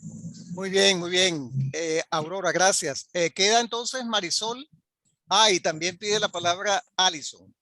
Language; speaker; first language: Spanish; native; Spanish